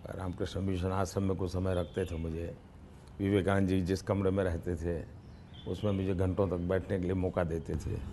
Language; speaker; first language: Hindi; non-native, local second language; Gujarati